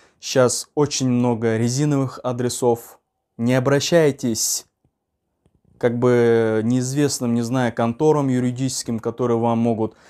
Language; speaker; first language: Russian; non-native, local second language; Uzbek